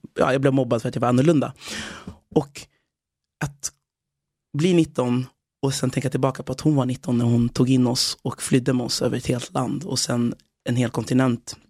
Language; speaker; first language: Swedish; early bilingual, other home language; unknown